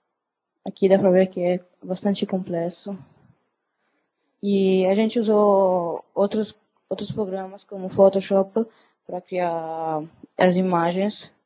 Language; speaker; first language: Portuguese; early bilingual, other home language; Italian